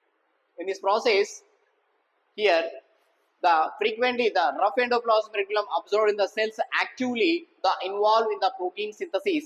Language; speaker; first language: English; non-native, local second language; Telugu